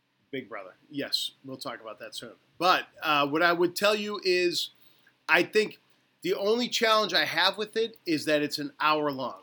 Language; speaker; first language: English; native; English